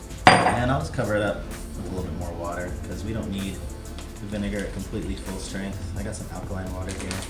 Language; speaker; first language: English; native; English